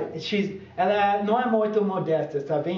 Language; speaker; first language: Portuguese; non-native, fluent; English